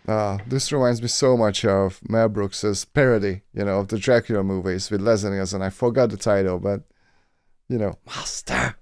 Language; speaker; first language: English; non-native, fluent; Hungarian